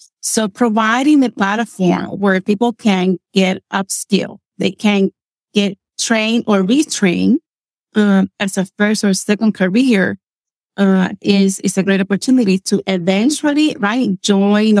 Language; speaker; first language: English; non-native, fluent; Spanish